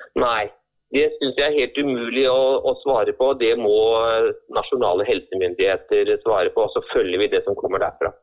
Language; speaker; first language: Norwegian; native; Norwegian